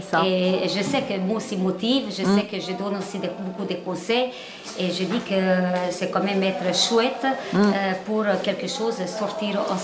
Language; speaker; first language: French; non-native, learner; Hungarian